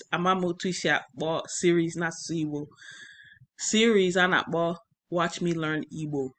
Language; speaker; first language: Igbo; non-native, learner; English